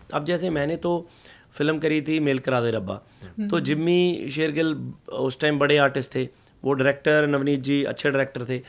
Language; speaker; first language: Hindi; non-native, local second language; Punjabi